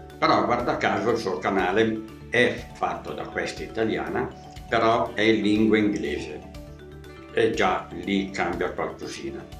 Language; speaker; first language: Italian; native; Italian